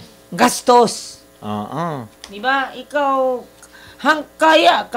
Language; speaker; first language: Filipino; non-native, learner; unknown